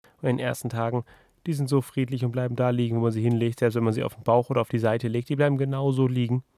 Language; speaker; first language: German; native; German